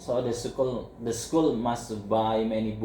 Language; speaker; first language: English; non-native, learner; Indonesian